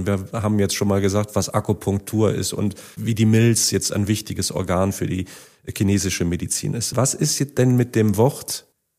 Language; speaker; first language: German; native; German